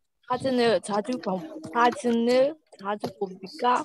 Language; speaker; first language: Korean; non-native, learner; Burmese